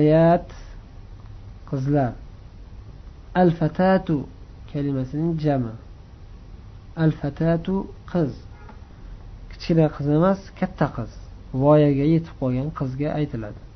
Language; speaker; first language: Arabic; non-native, fluent; Uzbek